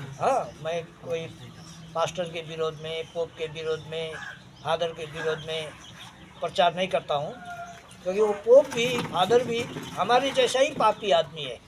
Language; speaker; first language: Hindi; non-native, local second language; Nepali